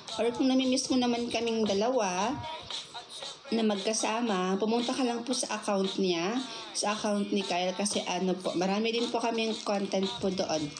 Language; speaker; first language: Filipino; non-native, local second language; Cebuano